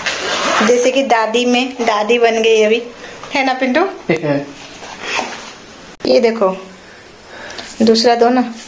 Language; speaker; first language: Hindi; native; Hindi